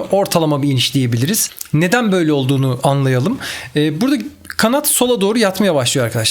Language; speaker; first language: Turkish; native; Turkish